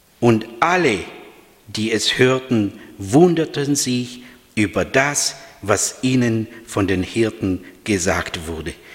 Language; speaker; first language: German; non-native, fluent; Russian